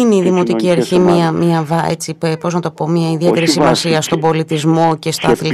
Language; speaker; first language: Greek; native; Greek